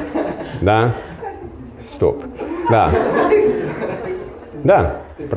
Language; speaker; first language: Russian; non-native, learner; English